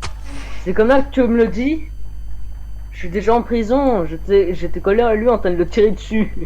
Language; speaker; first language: French; native; French